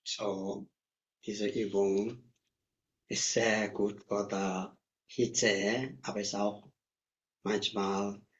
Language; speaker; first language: German; non-native, learner; Tibetan